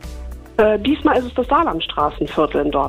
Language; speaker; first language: German; native; German